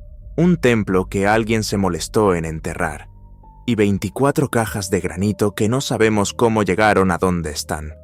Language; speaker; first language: Spanish; native; Spanish